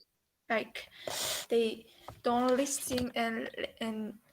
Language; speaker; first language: English; non-native, learner; Vietnamese